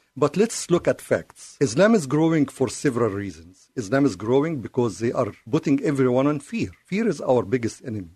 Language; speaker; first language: English; non-native, fluent; Arabic